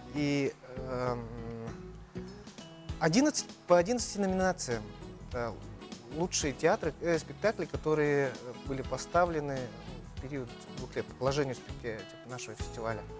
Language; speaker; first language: Russian; non-native, local second language; Yakut